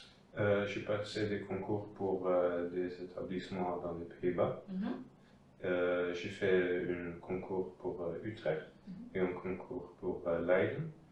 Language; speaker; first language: French; non-native, fluent; Dutch